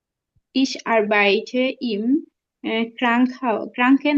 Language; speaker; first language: German; non-native, learner; Bangla